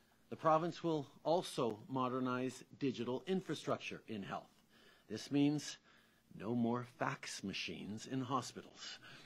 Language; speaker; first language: English; early bilingual, other home language; French